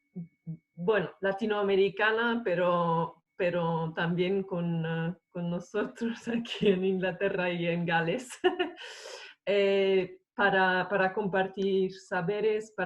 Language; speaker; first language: Spanish; non-native, fluent; English